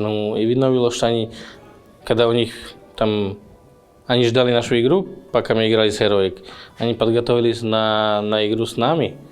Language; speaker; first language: Russian; non-native, fluent; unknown